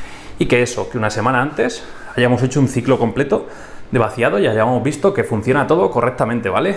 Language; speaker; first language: Spanish; native; Spanish